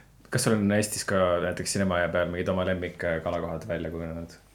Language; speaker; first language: Estonian; native; Estonian